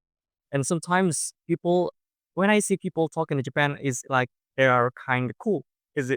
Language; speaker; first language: English; non-native, fluent; Indonesian